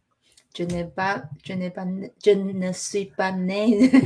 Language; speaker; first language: French; non-native, learner; Chinese